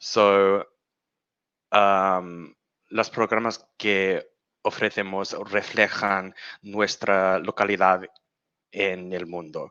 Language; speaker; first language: Spanish; non-native, learner; English